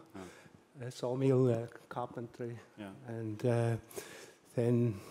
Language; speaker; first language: English; non-native, learner; German